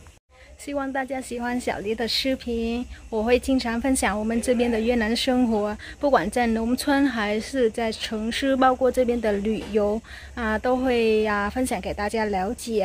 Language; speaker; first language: Chinese; non-native, fluent; Vietnamese